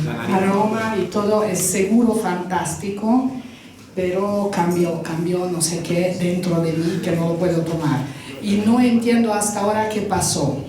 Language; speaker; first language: Spanish; non-native, fluent; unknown